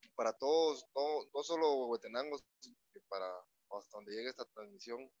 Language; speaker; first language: Spanish; native; Spanish